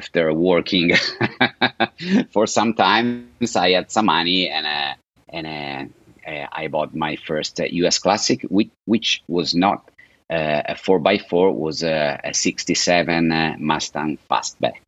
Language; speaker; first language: English; non-native, fluent; Italian